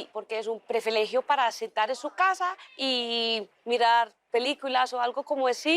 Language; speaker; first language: Spanish; early bilingual, heritage; Dutch